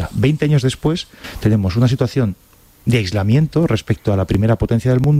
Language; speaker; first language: Spanish; native; Spanish